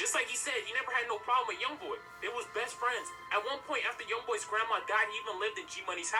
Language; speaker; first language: English; native; English